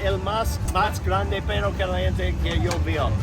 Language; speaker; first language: Spanish; non-native, learner; English